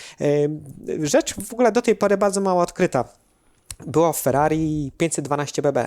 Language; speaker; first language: Polish; native; Polish